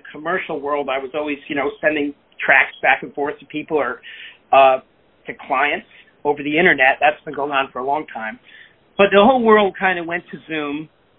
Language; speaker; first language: English; native; English